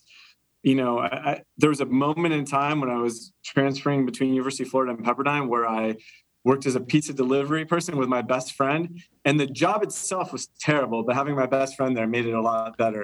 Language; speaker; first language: English; native; English